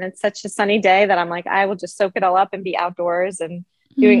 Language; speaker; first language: English; native; English